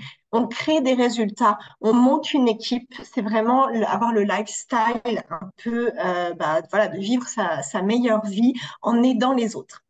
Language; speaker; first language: French; native; French